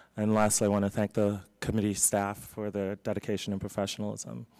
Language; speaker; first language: English; native; English